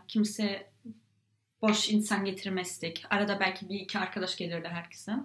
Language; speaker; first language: Turkish; early bilingual, heritage; Turkish